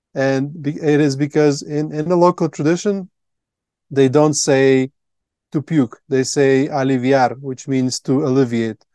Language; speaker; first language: English; non-native, fluent; Latvian